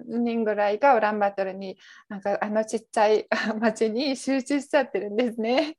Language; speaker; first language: Japanese; non-native, fluent; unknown